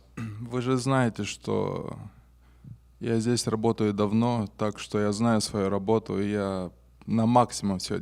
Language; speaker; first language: Russian; non-native, local second language; Romanian